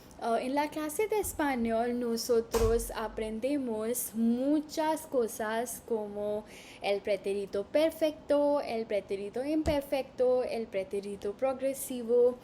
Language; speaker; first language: Spanish; non-native, learner; Hindi